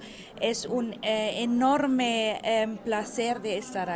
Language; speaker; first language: Spanish; non-native, fluent; German